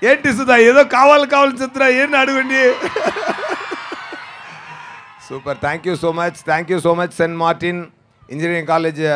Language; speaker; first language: Telugu; non-native, fluent; Tamil